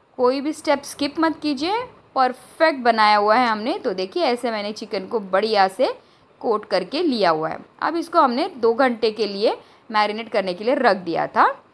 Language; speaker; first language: Hindi; non-native, local second language; Marathi